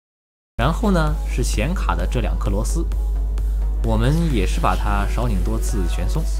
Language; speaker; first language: Chinese; native; Chinese